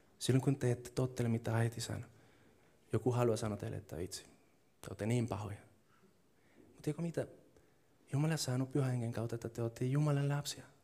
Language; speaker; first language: Finnish; non-native, fluent; Spanish